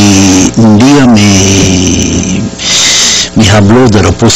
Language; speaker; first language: Spanish; non-native, learner; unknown